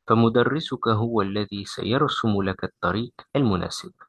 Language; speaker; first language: Arabic; non-native, fluent; French